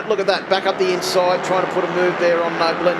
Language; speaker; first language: English; native; English